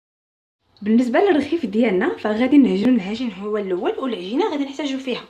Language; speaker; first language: Arabic; native; Arabic